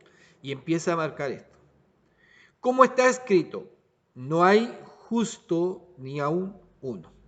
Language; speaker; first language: Spanish; native; Spanish